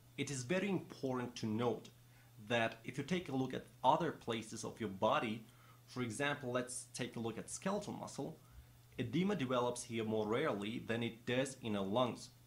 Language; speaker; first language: English; non-native, fluent; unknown